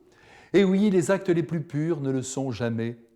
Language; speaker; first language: French; native; French